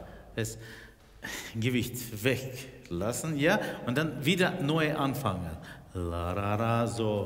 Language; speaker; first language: German; non-native, fluent; Russian